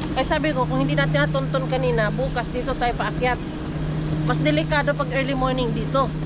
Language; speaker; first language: Filipino; native; Filipino